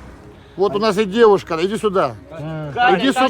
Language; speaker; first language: Russian; native; Russian